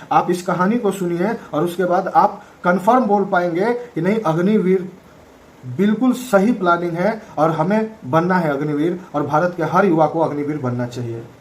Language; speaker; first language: Hindi; native; Hindi